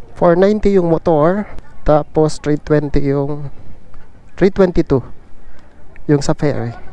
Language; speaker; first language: Filipino; non-native, local second language; Bikol